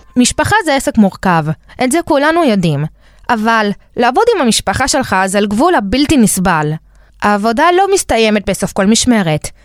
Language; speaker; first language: Hebrew; early bilingual, other home language; Spanish